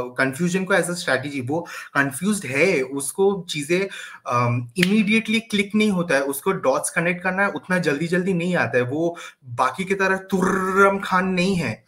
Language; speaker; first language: Hindi; native; Hindi